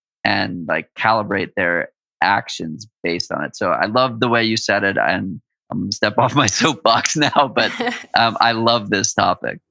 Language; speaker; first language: English; native; English